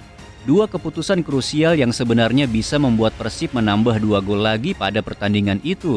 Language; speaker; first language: Indonesian; native; Indonesian